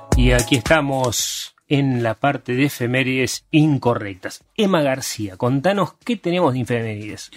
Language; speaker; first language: Spanish; early bilingual, other home language; Hungarian